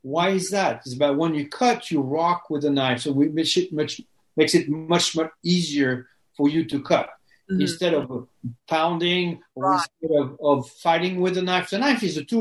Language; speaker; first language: English; non-native, fluent; French